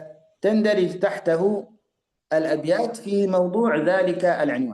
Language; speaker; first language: Arabic; native; Arabic